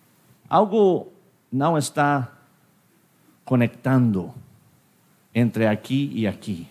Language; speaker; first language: Portuguese; non-native, fluent; English